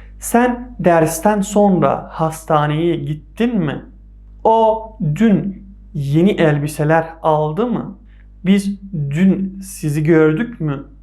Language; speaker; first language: Turkish; non-native, fluent; Persian